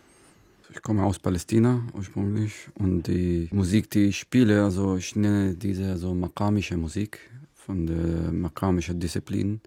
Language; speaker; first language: German; non-native, fluent; Arabic